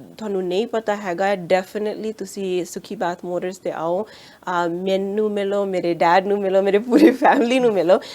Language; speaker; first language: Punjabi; early bilingual, heritage; Punjabi